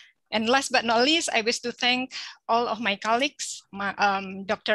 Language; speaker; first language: English; non-native, fluent; Indonesian